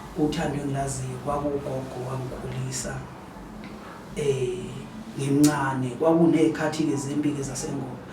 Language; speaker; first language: Zulu; native; Zulu